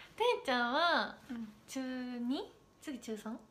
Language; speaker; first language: Japanese; native; Japanese